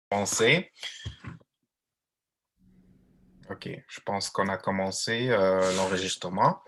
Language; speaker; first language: French; non-native, local second language; English